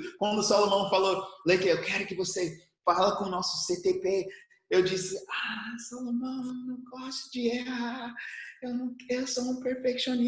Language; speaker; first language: Portuguese; early bilingual, other home language; English